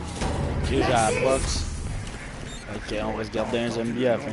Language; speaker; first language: French; native; French